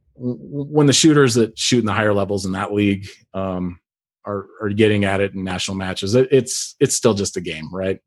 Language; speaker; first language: English; native; English